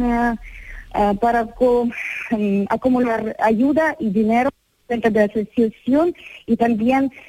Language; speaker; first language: Spanish; non-native, learner; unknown